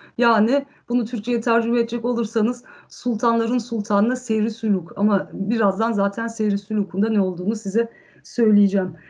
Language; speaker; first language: Turkish; early bilingual, heritage; Turkish